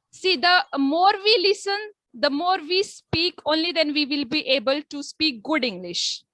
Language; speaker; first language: English; non-native, local second language; Hindi